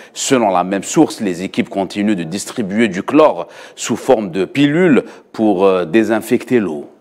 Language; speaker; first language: French; non-native, local second language; Arabic